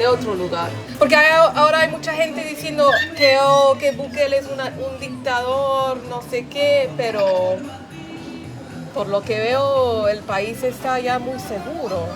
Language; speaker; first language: Spanish; non-native, fluent; English